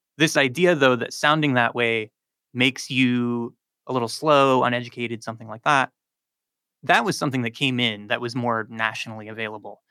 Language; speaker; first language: English; native; English